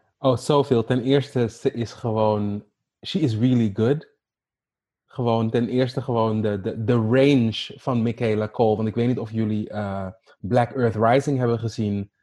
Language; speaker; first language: Dutch; native; Dutch